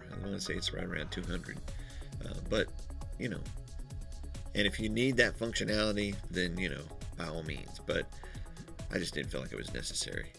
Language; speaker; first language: English; native; English